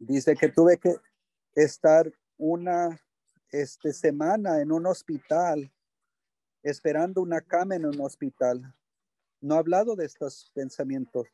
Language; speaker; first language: Spanish; early bilingual, heritage; English